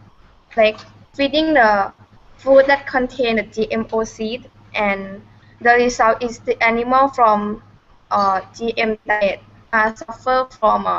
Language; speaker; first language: English; non-native, learner; Thai